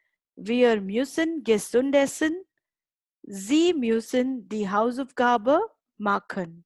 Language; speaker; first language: German; non-native, fluent; Hindi